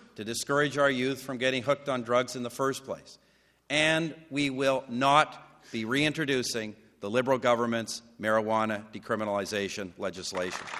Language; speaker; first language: English; native; English